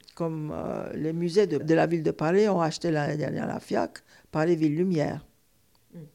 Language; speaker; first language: French; non-native, fluent; Turkish